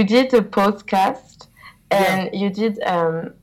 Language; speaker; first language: English; non-native, learner; French